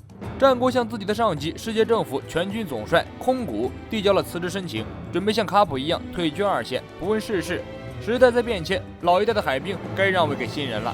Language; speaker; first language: Chinese; native; Chinese